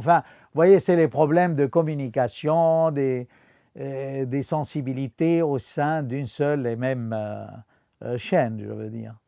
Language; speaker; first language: French; non-native, fluent; Arabic